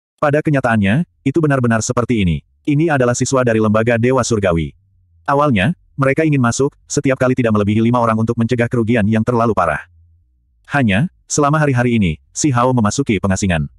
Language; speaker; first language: Indonesian; native; Indonesian